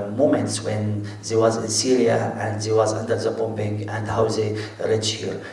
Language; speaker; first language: English; non-native, fluent; Arabic